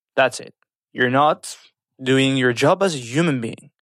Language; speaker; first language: English; non-native, fluent; French